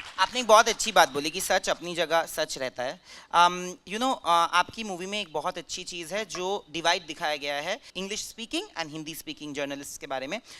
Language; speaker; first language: Hindi; non-native, local second language; Bangla